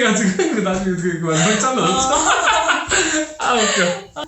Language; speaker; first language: Korean; native; Korean